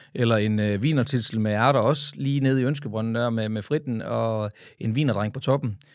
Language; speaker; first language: Danish; native; Danish